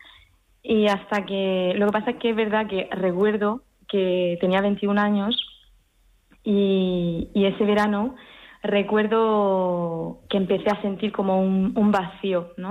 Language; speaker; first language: Spanish; early bilingual, heritage; Spanish